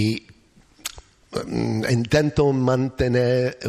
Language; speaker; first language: Spanish; non-native, learner; English